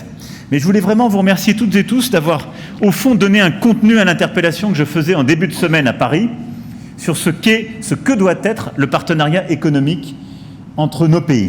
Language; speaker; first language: French; native; French